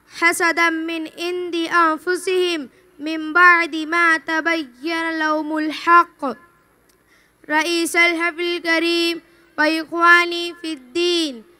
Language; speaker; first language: Arabic; non-native, learner; Urdu